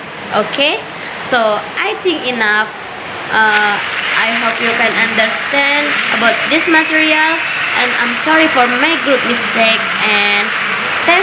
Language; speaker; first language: English; non-native, learner; Indonesian